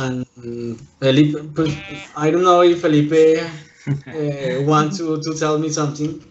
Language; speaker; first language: English; non-native, learner; Spanish